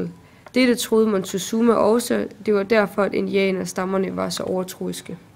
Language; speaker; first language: Danish; native; Danish